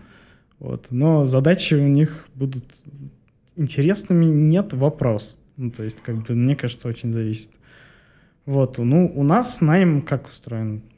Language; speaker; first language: Russian; native; Russian